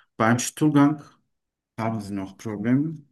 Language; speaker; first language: German; non-native, learner; Turkish